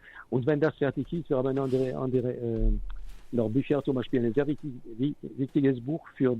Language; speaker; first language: German; non-native, fluent; French